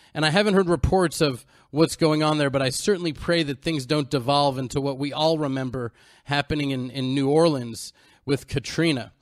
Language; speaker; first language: English; native; English